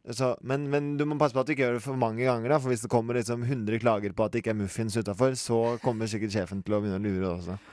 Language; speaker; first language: Norwegian; native; Norwegian